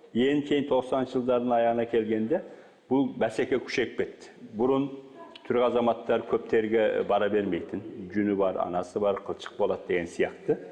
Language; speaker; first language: Kazakh; early bilingual, heritage; Kazakh